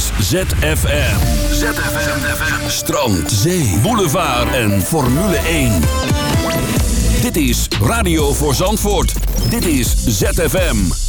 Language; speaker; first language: Dutch; native; Dutch